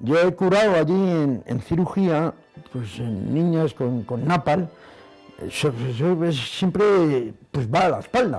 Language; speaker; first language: Spanish; native; Spanish